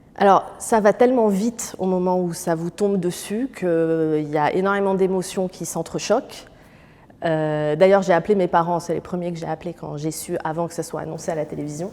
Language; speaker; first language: French; early bilingual, other home language; Arabic